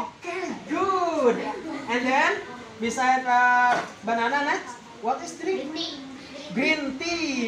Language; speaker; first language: English; non-native, learner; Indonesian